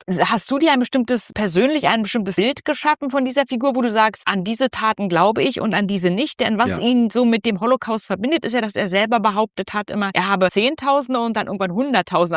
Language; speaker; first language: German; native; German